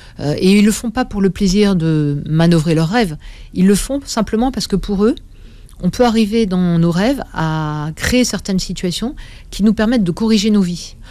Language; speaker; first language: French; native; French